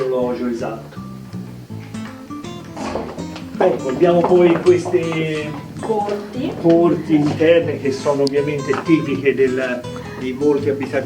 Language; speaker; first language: Italian; native; Italian